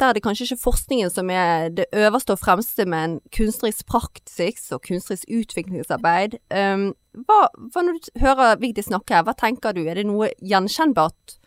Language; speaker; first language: Norwegian; native; Norwegian